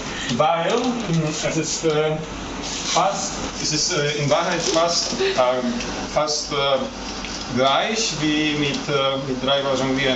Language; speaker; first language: German; non-native, fluent; Polish